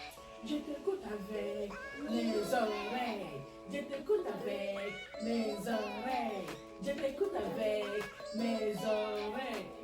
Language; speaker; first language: French; non-native, learner; Igbo